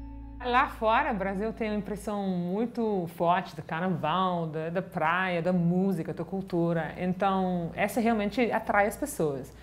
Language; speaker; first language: Portuguese; non-native, fluent; English